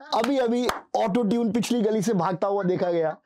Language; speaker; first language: Hindi; native; Hindi